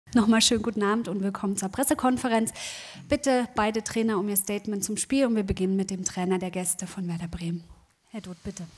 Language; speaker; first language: German; native; German